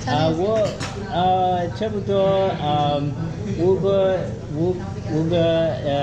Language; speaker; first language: Chinese; non-native, learner; Spanish